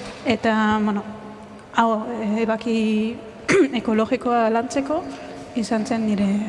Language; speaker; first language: Basque; non-native, fluent; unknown